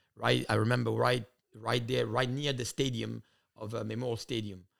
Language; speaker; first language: English; early bilingual, other home language; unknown